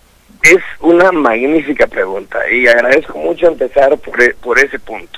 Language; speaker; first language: Spanish; native; Spanish